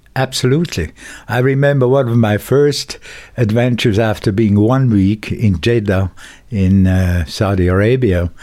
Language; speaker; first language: English; non-native, fluent; German